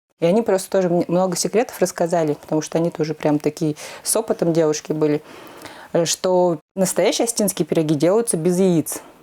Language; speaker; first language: Russian; native; Russian